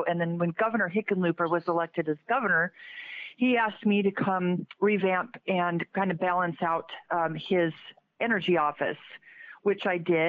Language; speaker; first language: English; native; English